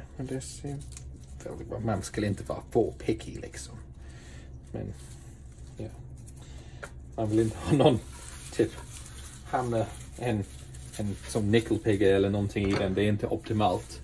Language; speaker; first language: Swedish; non-native, fluent; English